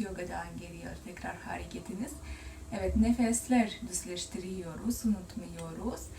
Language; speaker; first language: Turkish; non-native, learner; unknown